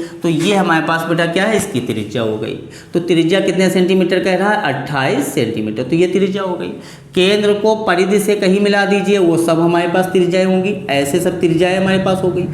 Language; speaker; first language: Hindi; native; Hindi